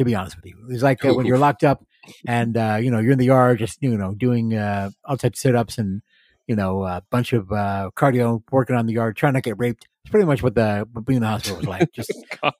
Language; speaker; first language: English; native; English